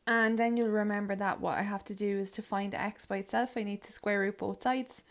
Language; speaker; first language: English; native; English